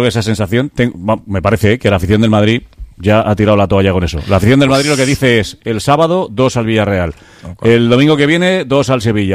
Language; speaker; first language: Spanish; native; Spanish